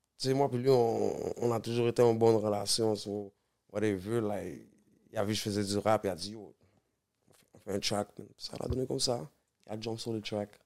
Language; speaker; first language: French; early bilingual, other home language; Arabic